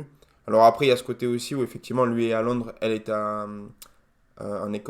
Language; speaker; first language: French; native; French